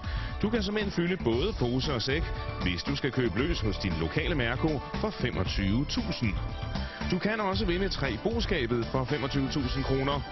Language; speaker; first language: Danish; native; Danish